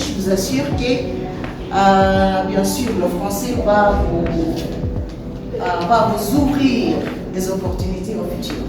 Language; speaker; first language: French; non-native, fluent; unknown